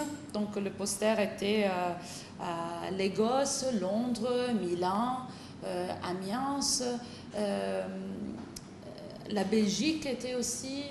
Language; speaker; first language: French; non-native, fluent; Italian